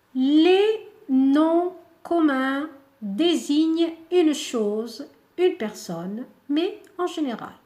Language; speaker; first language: French; non-native, local second language; Arabic